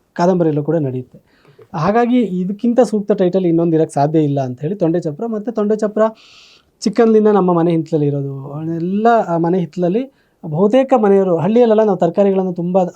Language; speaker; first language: Kannada; native; Kannada